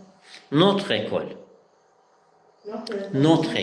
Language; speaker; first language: French; non-native, fluent; Azerbaijani